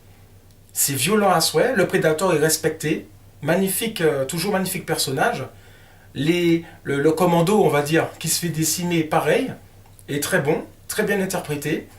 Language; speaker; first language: French; native; French